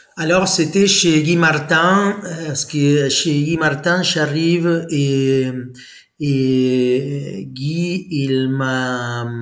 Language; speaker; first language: French; non-native, fluent; Spanish